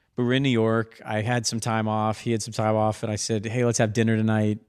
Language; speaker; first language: English; native; English